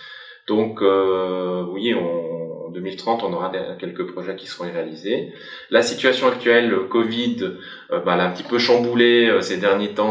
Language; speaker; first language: French; native; French